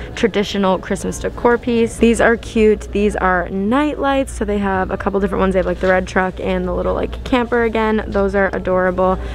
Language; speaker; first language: English; native; English